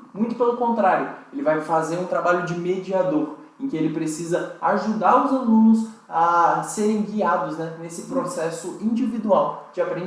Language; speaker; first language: Portuguese; native; Portuguese